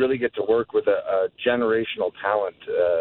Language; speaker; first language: English; native; English